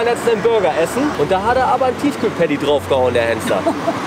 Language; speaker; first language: German; native; German